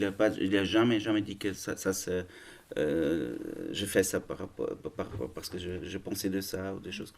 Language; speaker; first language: French; non-native, learner; German